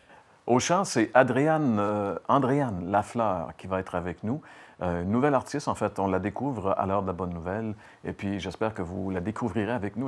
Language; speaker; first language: French; native; French